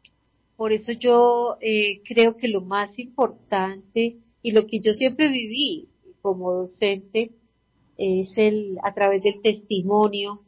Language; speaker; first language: Spanish; native; Spanish